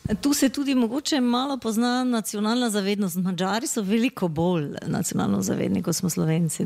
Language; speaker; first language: Slovenian; native; Slovenian